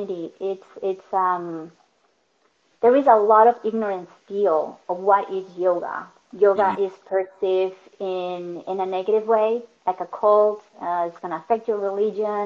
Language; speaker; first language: English; non-native, fluent; Spanish